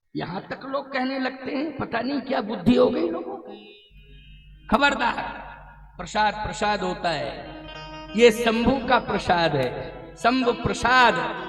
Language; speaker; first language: Hindi; native; Hindi